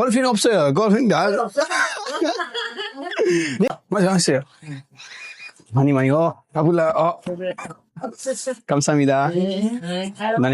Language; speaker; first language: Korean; non-native, learner; Nepali